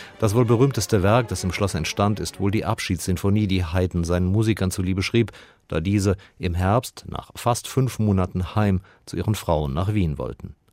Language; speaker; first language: German; native; German